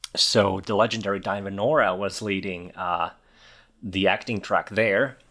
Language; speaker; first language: English; non-native, fluent; Finnish